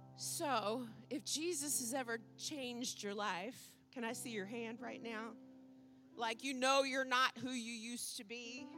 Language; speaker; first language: English; native; English